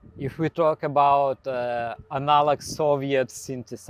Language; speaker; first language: English; non-native, learner; Belarusian